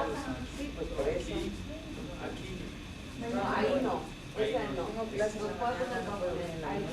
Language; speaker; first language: Spanish; native; Spanish